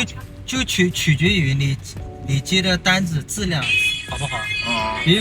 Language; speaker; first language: Chinese; native; Chinese